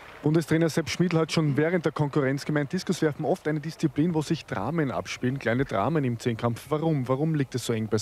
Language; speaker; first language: German; native; German